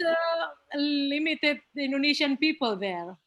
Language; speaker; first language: English; non-native, learner; Indonesian